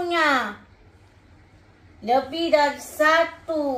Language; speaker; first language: Indonesian; non-native, learner; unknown